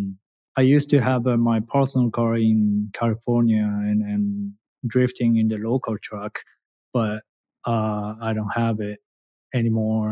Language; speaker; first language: English; non-native, learner; Japanese